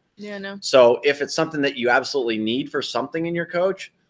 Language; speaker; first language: English; native; English